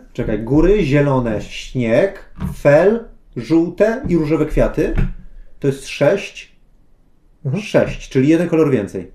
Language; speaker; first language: Polish; native; Polish